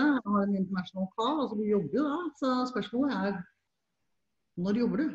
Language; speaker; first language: Norwegian; native; Norwegian